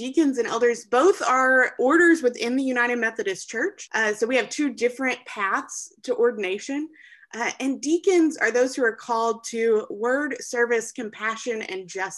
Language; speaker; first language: English; native; English